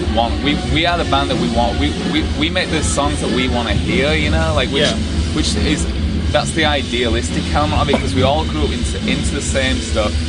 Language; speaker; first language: English; native; English